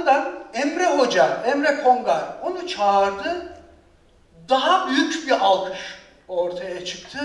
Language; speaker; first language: Turkish; native; Turkish